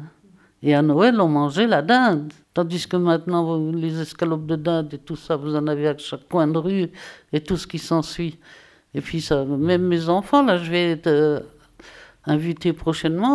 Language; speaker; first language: French; native; French